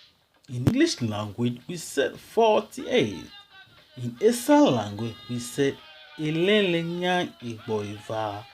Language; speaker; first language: English; non-native, local second language; Esan